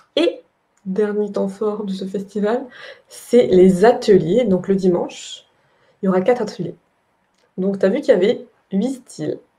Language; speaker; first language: French; native; French